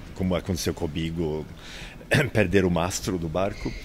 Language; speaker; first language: Portuguese; non-native, fluent; Swedish